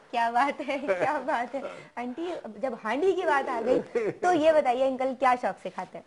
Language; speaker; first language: Urdu; native; Urdu